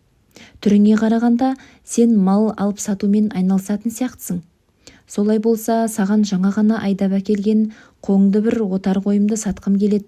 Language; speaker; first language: Kazakh; native; Kazakh